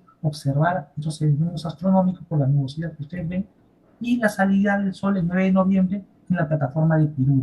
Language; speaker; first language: Spanish; native; Spanish